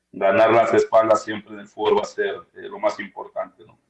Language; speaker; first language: Spanish; native; Spanish